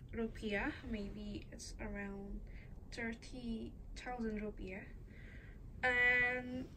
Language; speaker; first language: English; non-native, learner; Indonesian